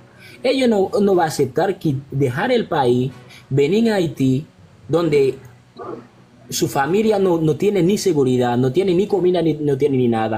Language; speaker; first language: Spanish; non-native, local second language; Haitian Creole